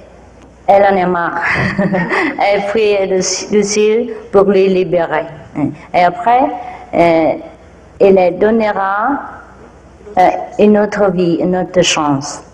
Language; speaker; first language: French; non-native, fluent; Vietnamese